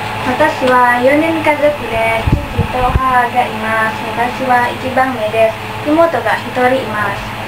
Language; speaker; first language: Japanese; non-native, learner; Indonesian